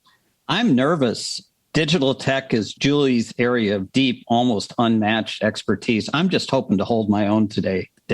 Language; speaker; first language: English; native; English